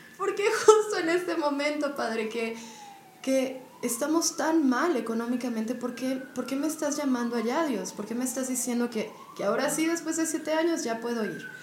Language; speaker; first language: Spanish; native; Spanish